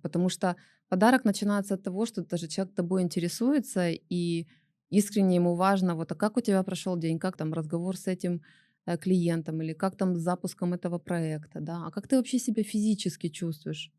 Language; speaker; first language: Russian; native; Russian